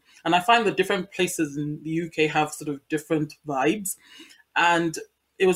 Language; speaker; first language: English; non-native, local second language; Yoruba